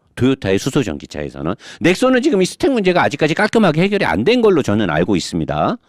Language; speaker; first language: Korean; native; Korean